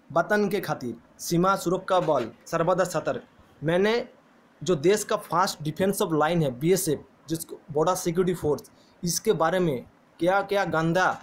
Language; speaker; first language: Hindi; non-native, local second language; Bangla